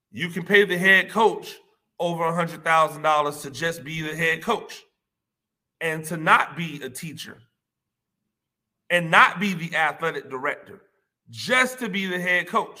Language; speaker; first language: English; native; English